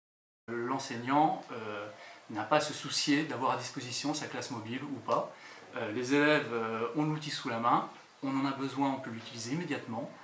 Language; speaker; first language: French; native; French